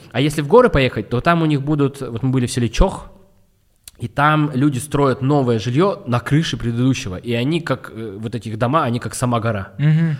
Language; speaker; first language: Russian; native; Russian